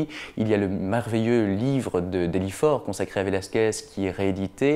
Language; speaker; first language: French; native; French